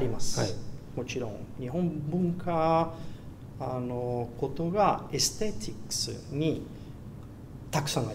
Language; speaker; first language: Japanese; non-native, learner; Portuguese